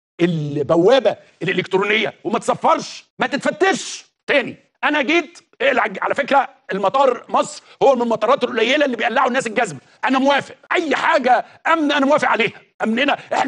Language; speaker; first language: Arabic; native; Arabic